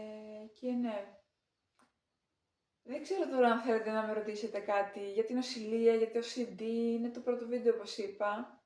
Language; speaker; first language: Greek; native; Greek